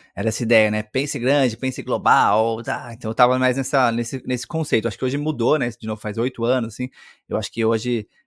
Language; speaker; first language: Portuguese; native; Portuguese